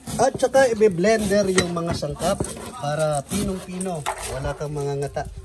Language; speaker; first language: Filipino; non-native, local second language; Bikol